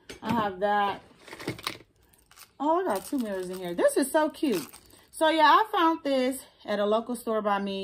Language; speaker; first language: English; native; English